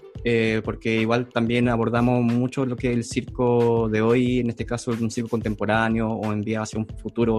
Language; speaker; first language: Spanish; native; Spanish